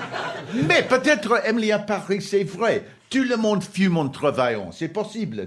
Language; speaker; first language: French; non-native, learner; English